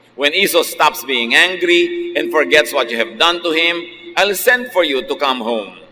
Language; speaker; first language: English; non-native, local second language; Filipino